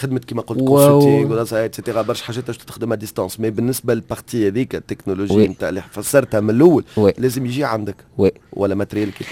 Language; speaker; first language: Arabic; native; Arabic